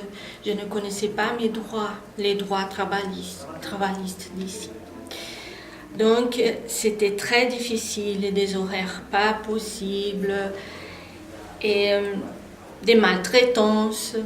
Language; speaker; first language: French; non-native, fluent; Portuguese